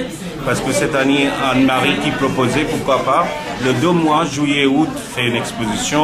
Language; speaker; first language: French; non-native, learner; Bangla